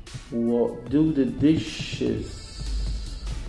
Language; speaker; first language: English; non-native, fluent; Portuguese